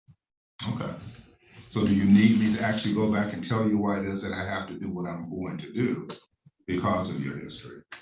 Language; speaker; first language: English; native; English